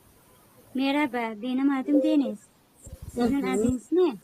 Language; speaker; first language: Turkish; non-native, learner; Uzbek